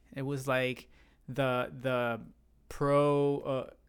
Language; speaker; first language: English; non-native, fluent; Spanish